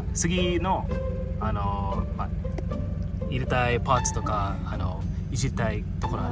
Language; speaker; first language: Japanese; non-native, fluent; English